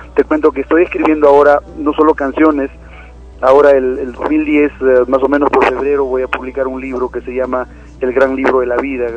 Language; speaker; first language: Spanish; native; Spanish